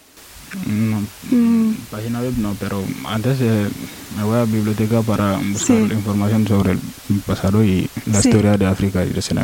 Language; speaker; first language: Spanish; non-native, learner; Wolof